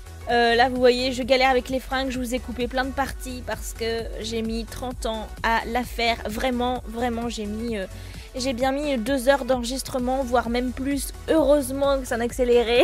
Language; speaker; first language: French; native; French